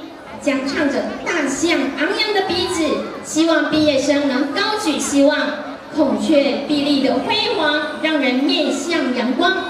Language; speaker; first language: Chinese; native; Chinese